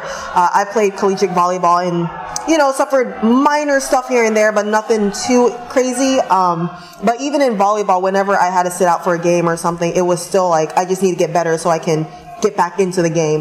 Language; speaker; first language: English; native; English